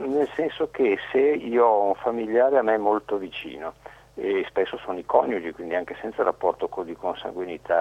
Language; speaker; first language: Italian; native; Italian